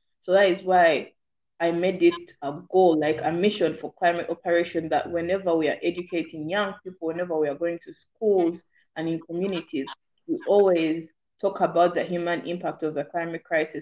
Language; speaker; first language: English; non-native, local second language; Ganda